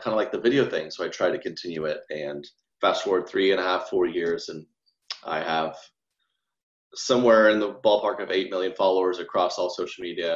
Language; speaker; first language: English; native; English